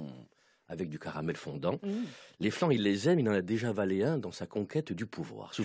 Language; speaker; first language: French; native; French